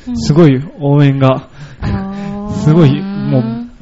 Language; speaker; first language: Japanese; early bilingual, other home language; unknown